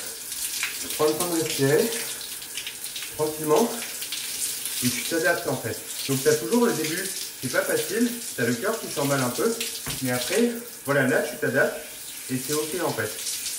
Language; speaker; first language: French; native; French